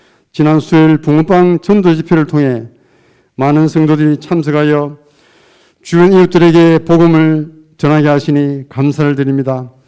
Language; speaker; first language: Korean; native; Korean